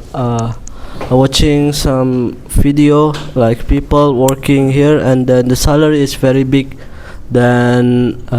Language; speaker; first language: English; non-native, learner; Indonesian